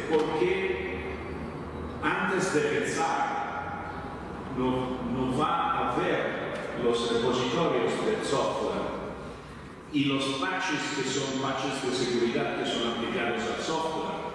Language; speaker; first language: Spanish; non-native, fluent; Italian